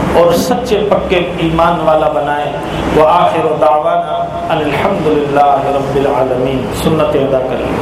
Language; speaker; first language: Urdu; native; Urdu